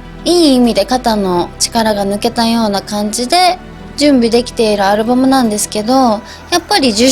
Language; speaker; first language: Japanese; native; Japanese